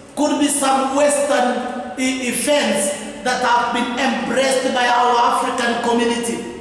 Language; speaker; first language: English; non-native, local second language; Swahili